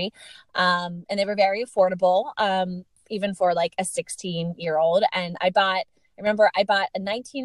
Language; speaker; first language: English; native; English